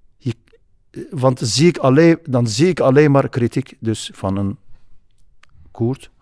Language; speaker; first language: Dutch; non-native, fluent; Kurdish